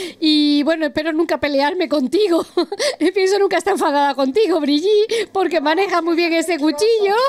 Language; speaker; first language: Spanish; native; Spanish